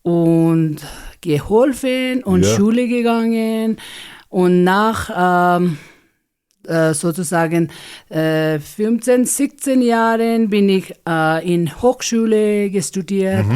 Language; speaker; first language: German; non-native, learner; Ladakhi